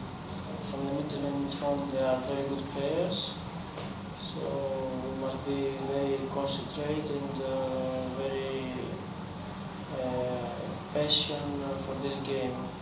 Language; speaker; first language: English; non-native, learner; Greek